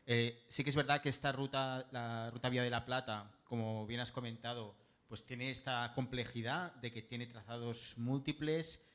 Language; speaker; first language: Spanish; native; Spanish